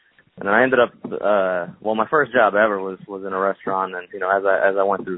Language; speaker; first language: English; native; English